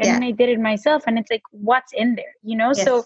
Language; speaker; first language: English; non-native, fluent; Spanish